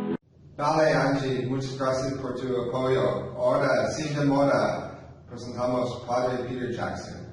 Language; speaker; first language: Spanish; non-native, fluent; English